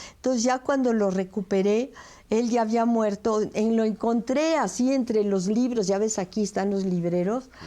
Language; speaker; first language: Spanish; early bilingual, other home language; French